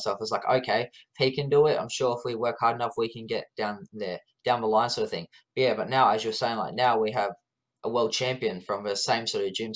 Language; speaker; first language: English; native; English